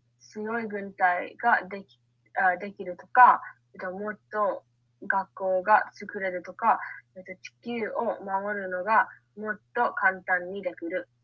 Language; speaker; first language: Japanese; non-native, learner; English